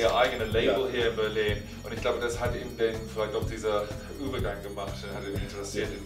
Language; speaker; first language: German; non-native, learner; English